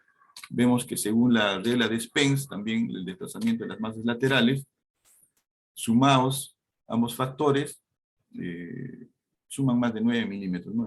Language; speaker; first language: Spanish; native; Spanish